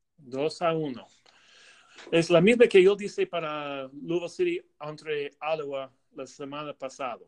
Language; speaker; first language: Spanish; non-native, learner; English